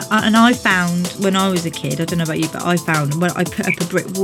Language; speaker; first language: English; native; English